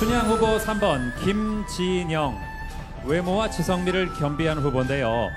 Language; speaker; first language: Korean; native; Korean